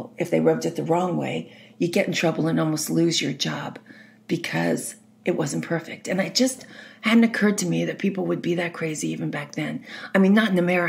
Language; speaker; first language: English; native; English